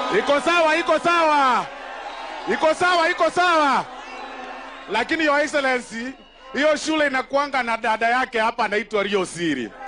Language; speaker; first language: Swahili; non-native, local second language; Luo (Kenya and Tanzania)